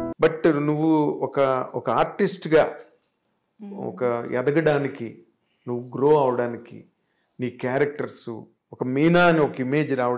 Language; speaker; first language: Telugu; native; Telugu